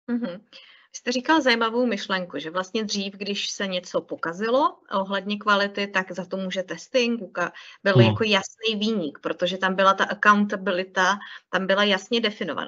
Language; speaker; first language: Czech; native; Czech